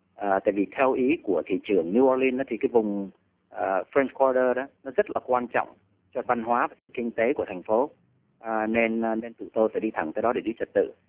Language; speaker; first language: Vietnamese; early bilingual, heritage; Vietnamese